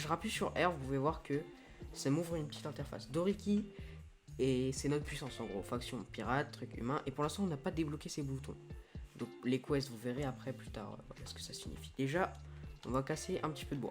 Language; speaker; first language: French; native; French